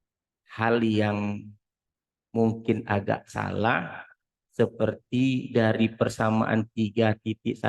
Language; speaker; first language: Indonesian; native; Indonesian